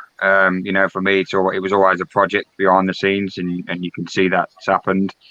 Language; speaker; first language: English; native; English